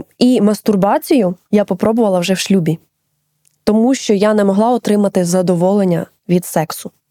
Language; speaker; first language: Ukrainian; native; Ukrainian